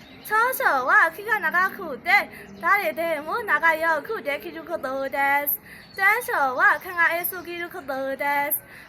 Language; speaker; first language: Japanese; non-native, learner; Burmese